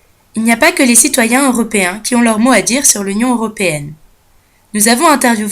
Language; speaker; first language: French; native; French